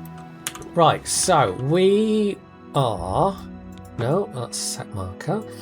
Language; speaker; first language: English; native; English